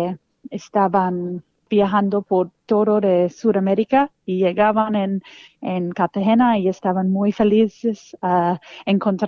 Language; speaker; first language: Spanish; non-native, fluent; English